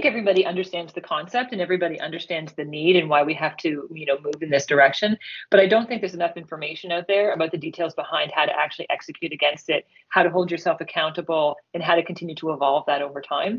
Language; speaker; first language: English; native; English